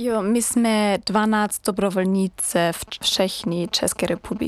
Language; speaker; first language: Czech; non-native, learner; German